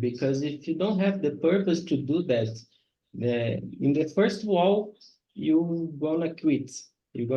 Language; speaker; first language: English; non-native, learner; Portuguese